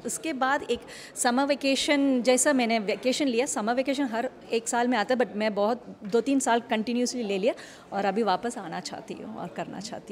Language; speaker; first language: Hindi; non-native, local second language; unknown